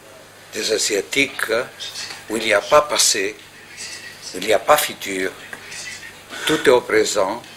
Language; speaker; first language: French; non-native, fluent; Greek